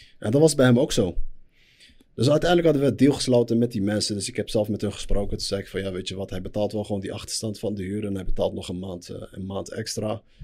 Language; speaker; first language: Dutch; early bilingual, other home language; Arabic